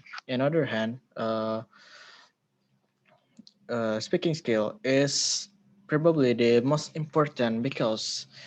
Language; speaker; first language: English; non-native, learner; Indonesian